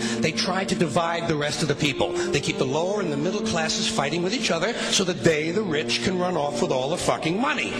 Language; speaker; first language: English; native; English